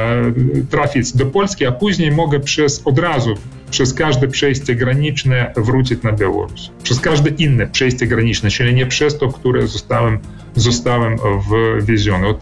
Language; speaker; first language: Polish; early bilingual, heritage; Polish